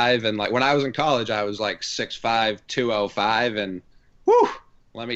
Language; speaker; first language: English; native; English